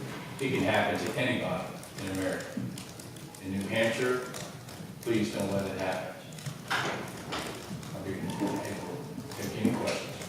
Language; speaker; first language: English; native; English